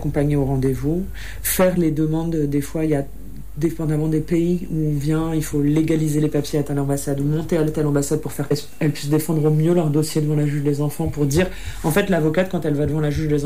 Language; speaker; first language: French; native; French